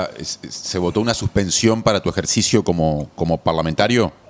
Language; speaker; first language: Spanish; native; Spanish